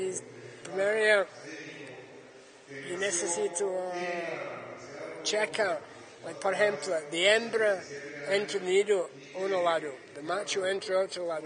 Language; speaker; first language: Spanish; non-native, learner; English